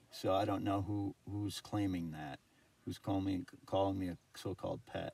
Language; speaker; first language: English; native; English